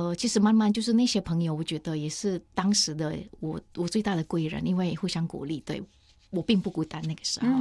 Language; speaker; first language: Chinese; non-native, fluent; Indonesian